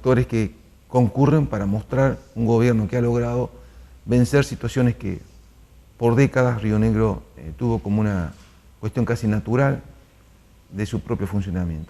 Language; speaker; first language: Spanish; native; Spanish